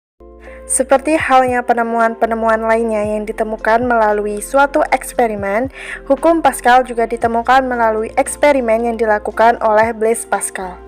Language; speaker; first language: Indonesian; native; Indonesian